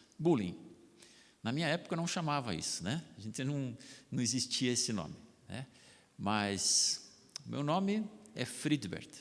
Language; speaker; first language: Portuguese; non-native, local second language; German